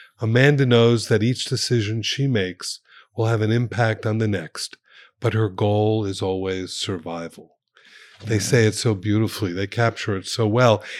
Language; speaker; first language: English; native; English